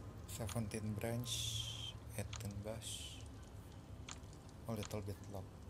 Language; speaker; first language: English; non-native, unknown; Indonesian